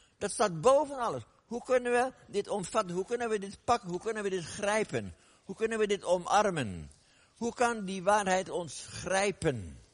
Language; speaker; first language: Dutch; non-native, fluent; English